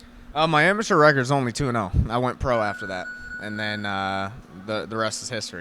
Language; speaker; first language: English; native; English